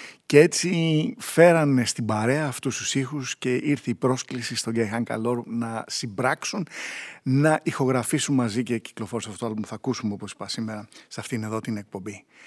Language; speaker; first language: Greek; native; Greek